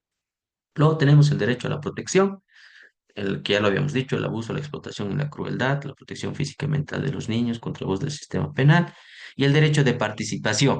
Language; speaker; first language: Spanish; native; Spanish